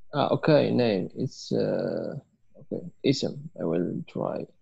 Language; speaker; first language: English; non-native, learner; Arabic